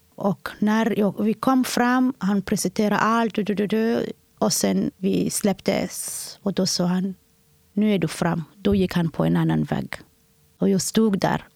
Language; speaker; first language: Swedish; non-native, fluent; Somali